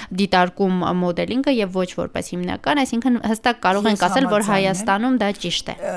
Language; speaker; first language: Armenian; native; Armenian